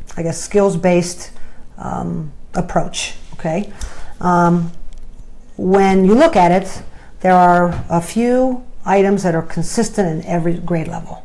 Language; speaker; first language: English; native; English